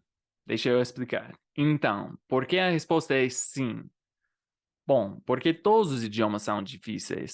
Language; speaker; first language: Portuguese; non-native, fluent; English